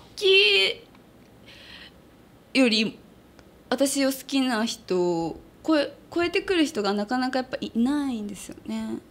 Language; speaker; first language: Japanese; native; Japanese